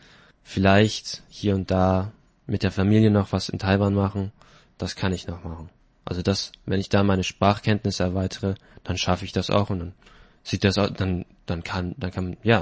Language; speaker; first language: German; native; German